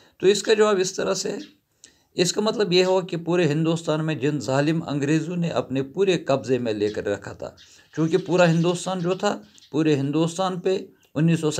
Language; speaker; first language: Urdu; non-native, local second language; Kashmiri